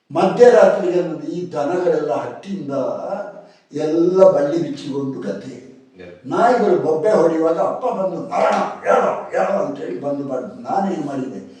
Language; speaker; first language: Kannada; non-native, local second language; Tulu